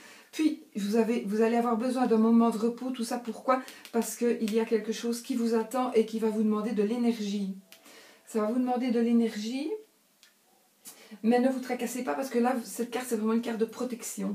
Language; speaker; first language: French; native; French